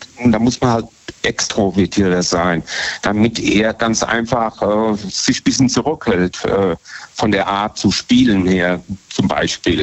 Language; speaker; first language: German; native; German